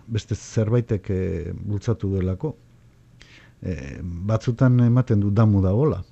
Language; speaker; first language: Basque; native; Basque